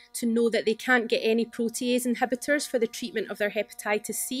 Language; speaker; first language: English; native; English